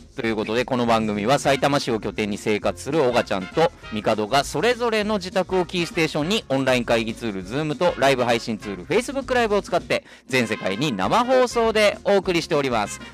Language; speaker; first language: Japanese; native; Japanese